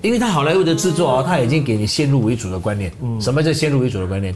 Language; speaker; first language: Chinese; native; Chinese